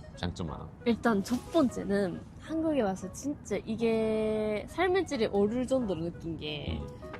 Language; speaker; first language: Korean; non-native, fluent; Japanese